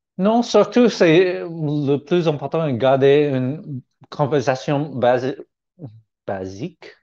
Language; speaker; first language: French; non-native, learner; Cantonese